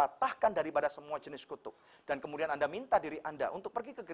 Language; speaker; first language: Indonesian; native; Indonesian